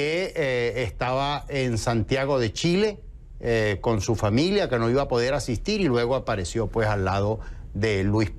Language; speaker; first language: Spanish; native; Spanish